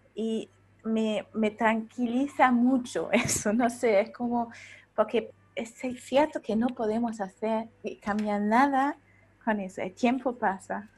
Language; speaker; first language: Spanish; non-native, fluent; German